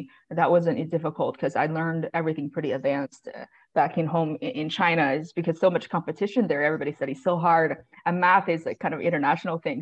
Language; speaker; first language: English; non-native, fluent; Chinese